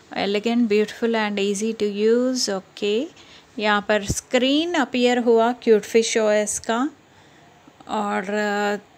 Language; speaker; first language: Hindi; non-native, local second language; Telugu